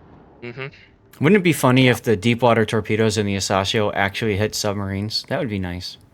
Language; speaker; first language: English; native; English